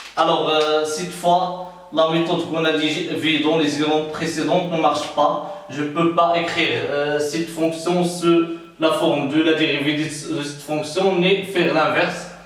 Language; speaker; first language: French; non-native, local second language; Arabic